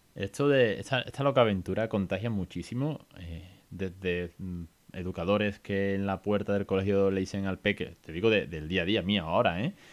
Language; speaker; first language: Spanish; native; Spanish